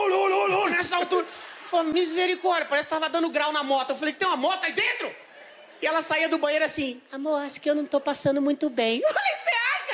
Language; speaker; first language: Portuguese; native; Portuguese